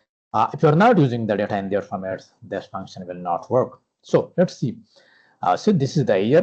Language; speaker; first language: English; non-native, fluent; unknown